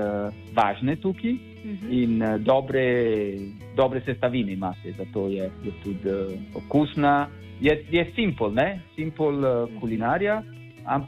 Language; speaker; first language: Slovenian; non-native, learner; Italian